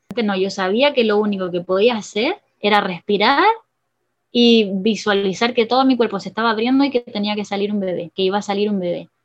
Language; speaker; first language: Spanish; native; Spanish